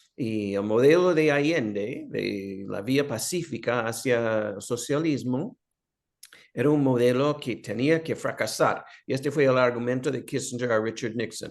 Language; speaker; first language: Spanish; non-native, fluent; English